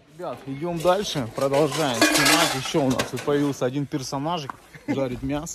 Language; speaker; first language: Russian; native; Russian